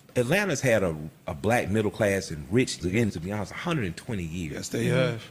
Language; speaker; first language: English; native; English